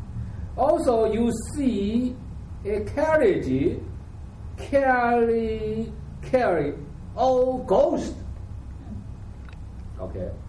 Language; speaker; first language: English; non-native, learner; Chinese